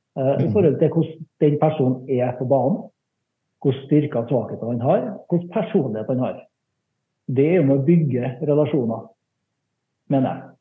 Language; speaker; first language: Norwegian; native; Norwegian